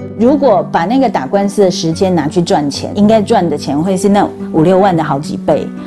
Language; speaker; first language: Chinese; native; Chinese